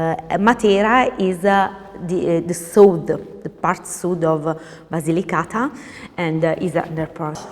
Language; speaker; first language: English; non-native, learner; Italian